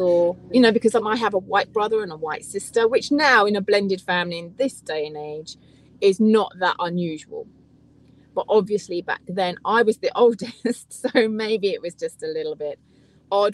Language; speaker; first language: English; native; English